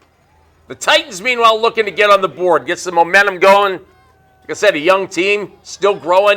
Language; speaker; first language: English; native; English